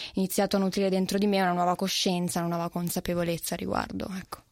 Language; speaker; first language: Italian; native; Italian